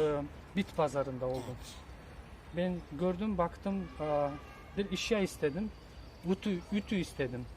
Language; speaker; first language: Turkish; non-native, learner; Kyrgyz